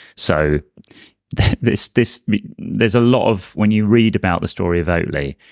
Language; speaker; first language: English; native; English